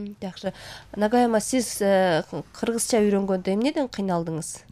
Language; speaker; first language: Kyrgyz; native; Kyrgyz